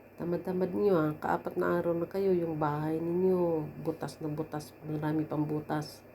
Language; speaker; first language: Filipino; native; Filipino